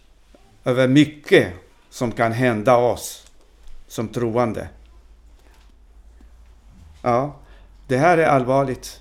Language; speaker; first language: Swedish; non-native, fluent; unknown